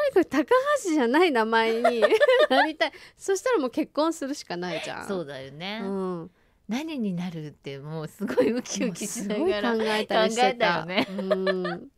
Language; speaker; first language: Japanese; native; Japanese